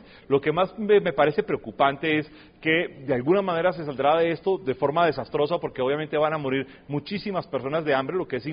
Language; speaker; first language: Spanish; native; Spanish